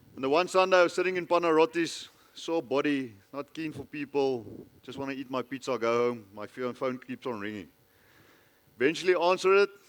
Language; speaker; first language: English; non-native, local second language; Afrikaans